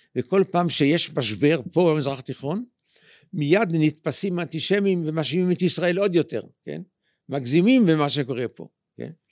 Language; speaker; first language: Hebrew; native; Hebrew